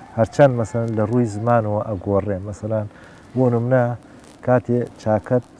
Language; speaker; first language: Central Kurdish; native; Central Kurdish